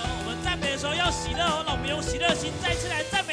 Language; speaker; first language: Chinese; native; Chinese